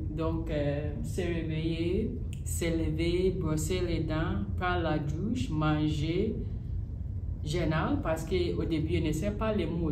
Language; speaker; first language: French; non-native, learner; English